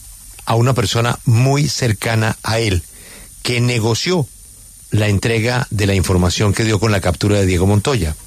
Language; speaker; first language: Spanish; native; Spanish